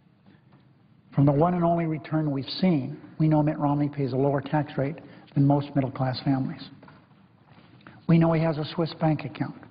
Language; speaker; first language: English; native; English